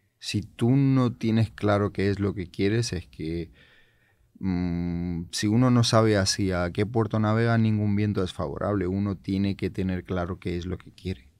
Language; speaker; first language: Spanish; non-native, fluent; Georgian